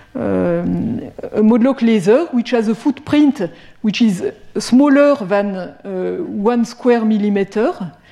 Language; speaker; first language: English; non-native, fluent; French